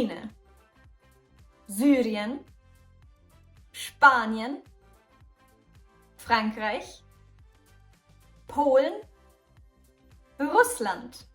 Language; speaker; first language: German; early bilingual, other home language; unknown